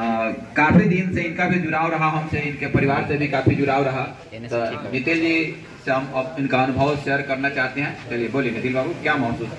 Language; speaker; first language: Hindi; native; Hindi